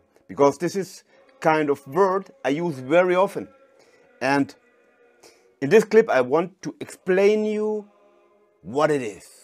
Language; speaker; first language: English; non-native, fluent; German